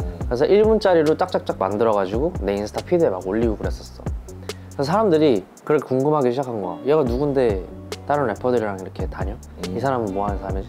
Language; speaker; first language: Korean; early bilingual, heritage; Korean